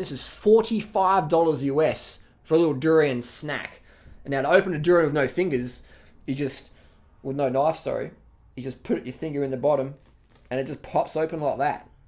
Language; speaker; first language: English; native; English